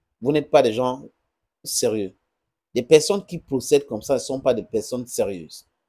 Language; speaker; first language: French; non-native, local second language; English